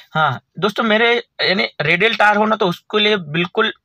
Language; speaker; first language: Hindi; non-native, local second language; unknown